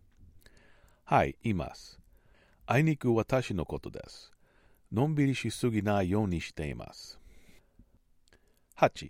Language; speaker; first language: Japanese; non-native, learner; English